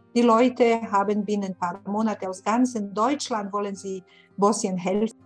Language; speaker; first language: German; non-native, fluent; Bosnian